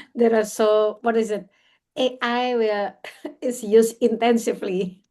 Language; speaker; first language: English; non-native, learner; Indonesian